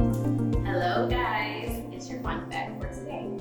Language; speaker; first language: English; native; English